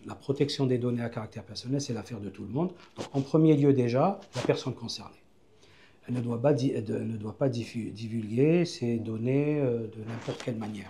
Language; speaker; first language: French; non-native, local second language; Arabic